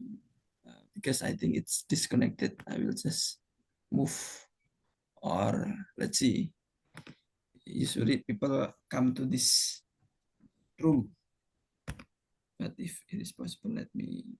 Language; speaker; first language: English; non-native, fluent; Indonesian